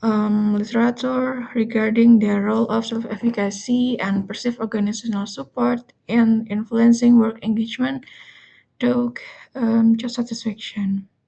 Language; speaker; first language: English; non-native, learner; Indonesian